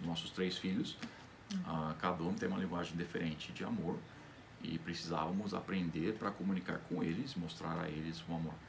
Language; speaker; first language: Portuguese; non-native, fluent; English